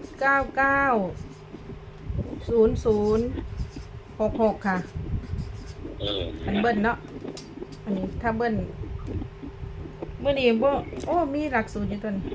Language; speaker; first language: Thai; non-native, local second language; Lao